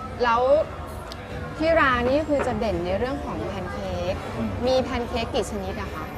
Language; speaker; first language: Thai; native; Thai